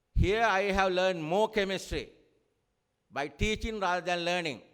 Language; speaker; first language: English; non-native, local second language; Sinhala